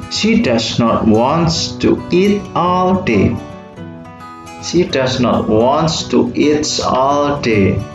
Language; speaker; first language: English; non-native, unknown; Indonesian